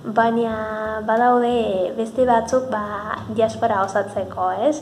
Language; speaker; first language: Basque; non-native, fluent; Spanish